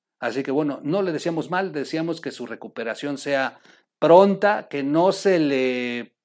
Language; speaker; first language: Spanish; native; Spanish